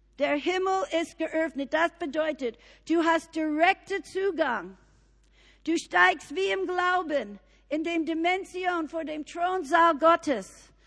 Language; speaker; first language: German; non-native, fluent; English